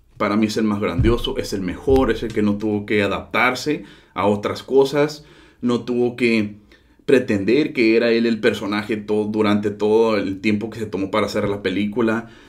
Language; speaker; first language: Spanish; early bilingual, heritage; Spanish